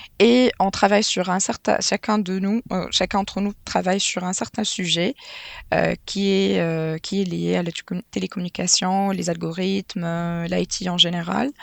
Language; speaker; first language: French; non-native, local second language; Arabic